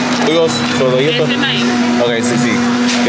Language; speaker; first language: Spanish; non-native, learner; English